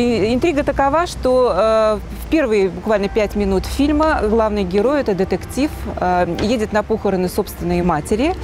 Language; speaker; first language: Russian; native; Russian